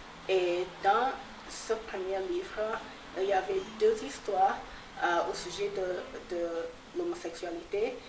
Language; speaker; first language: French; non-native, fluent; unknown